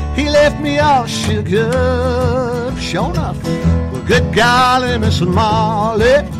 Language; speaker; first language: English; native; English